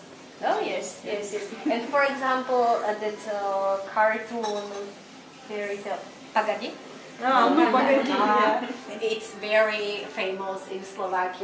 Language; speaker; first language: English; non-native, fluent; Slovak